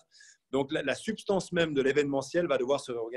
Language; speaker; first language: French; native; French